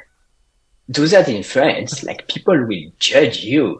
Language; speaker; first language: English; non-native, fluent; French